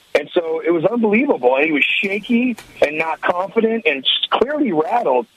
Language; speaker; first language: English; native; English